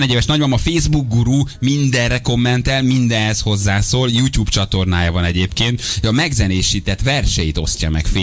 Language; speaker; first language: Hungarian; native; Hungarian